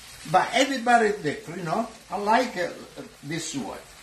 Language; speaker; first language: English; non-native, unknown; Italian